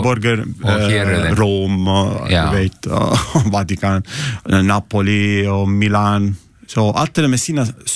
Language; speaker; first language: Icelandic; non-native, learner; Italian